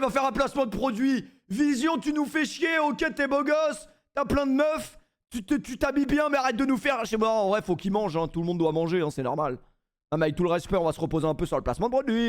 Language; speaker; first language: French; native; French